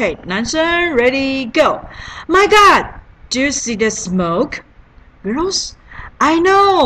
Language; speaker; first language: English; non-native, learner; Chinese